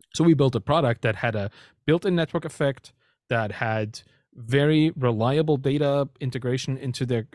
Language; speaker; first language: English; non-native, fluent; German